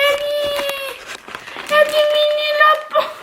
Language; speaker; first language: French; native; French